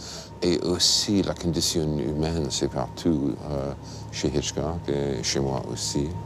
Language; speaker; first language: French; non-native, fluent; English